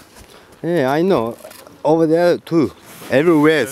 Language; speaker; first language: English; non-native, learner; Russian